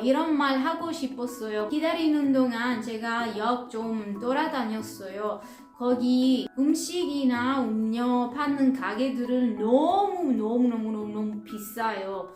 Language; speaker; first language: Korean; non-native, fluent; Italian